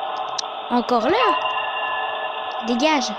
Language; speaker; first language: French; native; French